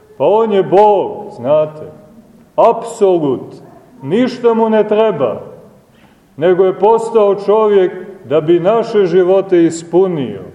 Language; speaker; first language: Serbian; native; Serbian